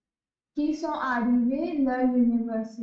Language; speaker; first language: French; non-native, learner; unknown